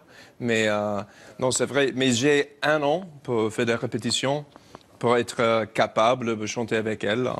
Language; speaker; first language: French; non-native, learner; English